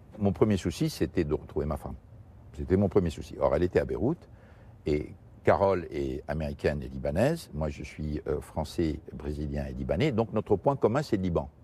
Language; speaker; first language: French; non-native, local second language; Portuguese